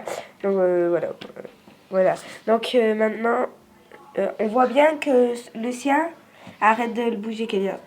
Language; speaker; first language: French; native; French